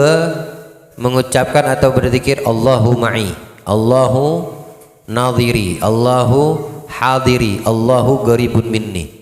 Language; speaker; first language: Indonesian; native; Indonesian